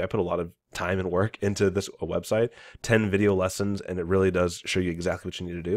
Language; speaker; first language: English; native; English